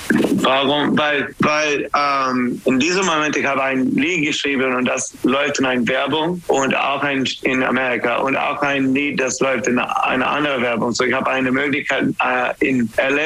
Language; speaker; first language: German; non-native, fluent; English